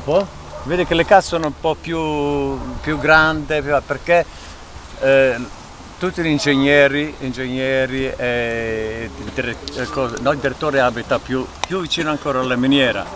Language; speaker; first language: Italian; early bilingual, heritage; Italian